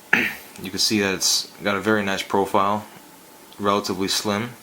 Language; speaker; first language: English; native; English